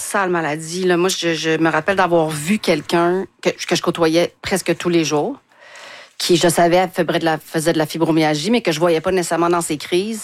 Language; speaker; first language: French; native; French